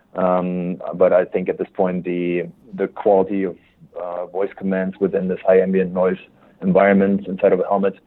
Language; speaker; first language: English; non-native, fluent; German